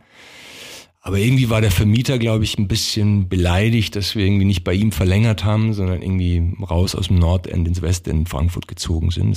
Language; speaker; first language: German; early bilingual, other home language; Croatian